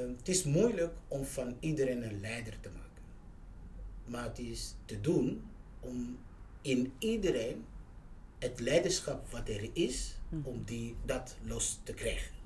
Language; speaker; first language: Dutch; non-native, fluent; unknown